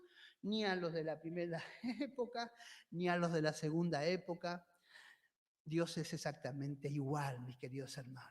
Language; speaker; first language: Spanish; native; Spanish